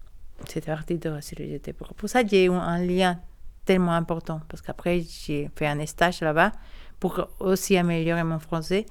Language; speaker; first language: French; non-native, learner; Spanish